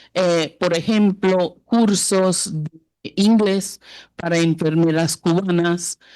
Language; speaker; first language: Spanish; non-native, fluent; English